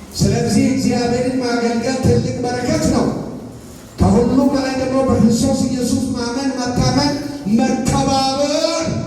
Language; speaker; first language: Amharic; non-native, local second language; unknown